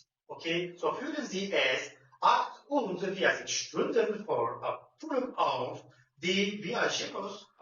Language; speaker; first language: German; non-native, learner; Turkish